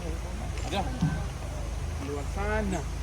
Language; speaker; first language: Malay; native; Malay